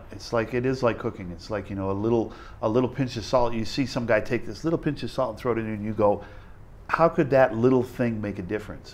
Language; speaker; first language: English; native; English